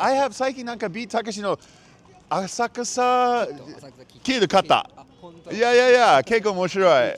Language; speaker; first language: Japanese; non-native, learner; English